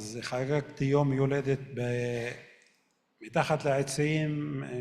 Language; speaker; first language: Hebrew; non-native, local second language; Arabic